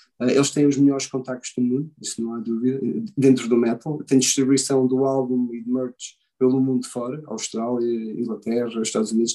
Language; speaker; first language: Portuguese; early bilingual, heritage; Portuguese